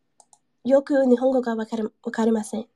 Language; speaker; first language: Japanese; non-native, learner; English